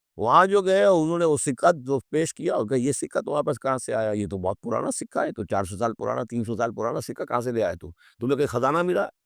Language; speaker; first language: Urdu; native; Urdu